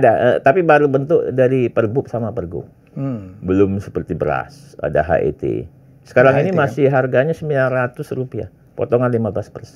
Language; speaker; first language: Indonesian; native; Indonesian